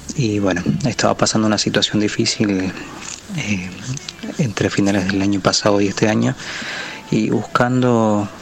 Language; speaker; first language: Spanish; native; Spanish